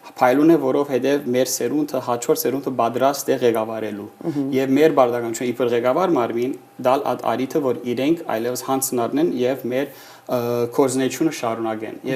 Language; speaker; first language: Armenian; early bilingual, heritage; Armenian